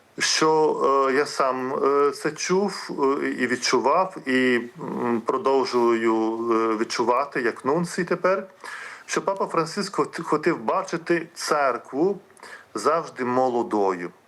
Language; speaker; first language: Ukrainian; non-native, fluent; Lithuanian